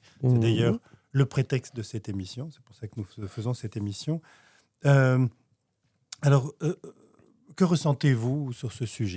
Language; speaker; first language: French; native; French